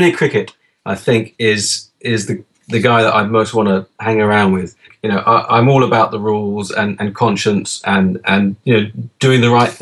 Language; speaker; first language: English; native; English